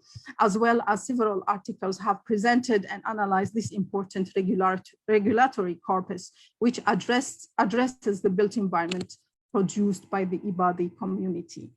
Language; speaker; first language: English; non-native, local second language; Arabic